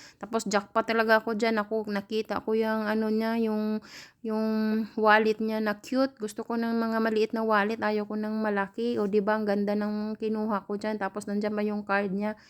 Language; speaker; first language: Filipino; native; Filipino